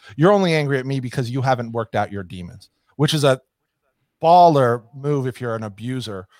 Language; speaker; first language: English; native; English